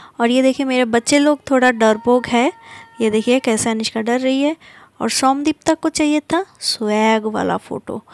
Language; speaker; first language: Hindi; non-native, local second language; Bangla